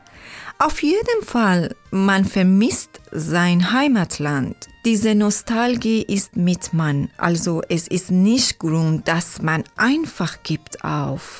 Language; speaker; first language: German; non-native, learner; Persian